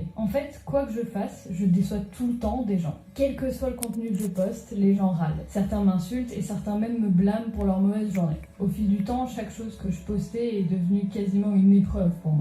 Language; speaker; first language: French; native; French